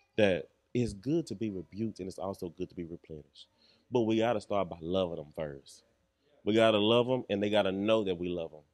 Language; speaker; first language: English; native; English